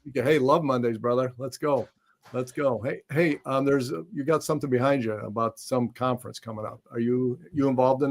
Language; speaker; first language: English; native; English